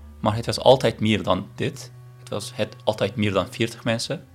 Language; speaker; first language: Dutch; non-native, learner; Turkish